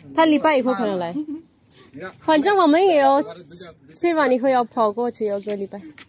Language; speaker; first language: Chinese; non-native, fluent; Urdu